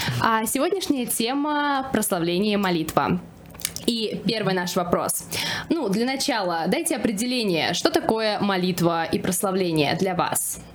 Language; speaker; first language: Russian; non-native, local second language; Armenian